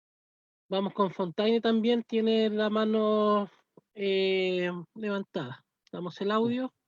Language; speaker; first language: Spanish; native; Spanish